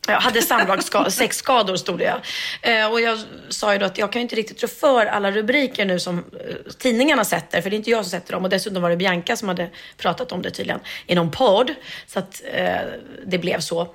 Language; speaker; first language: Swedish; native; Swedish